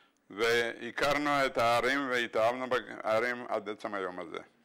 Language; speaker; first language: Hebrew; non-native, fluent; Bulgarian